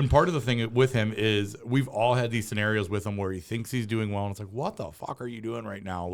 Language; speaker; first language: English; native; English